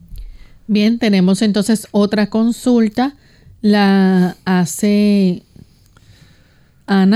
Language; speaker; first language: Spanish; native; Spanish